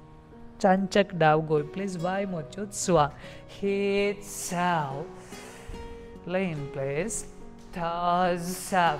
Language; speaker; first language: Vietnamese; non-native, learner; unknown